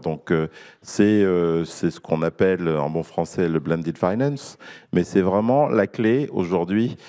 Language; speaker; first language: French; native; French